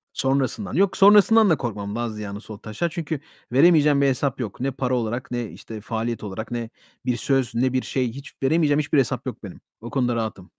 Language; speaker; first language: Turkish; early bilingual, heritage; Turkish